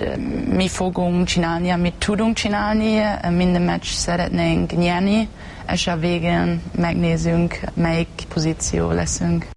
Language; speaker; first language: Hungarian; non-native, learner; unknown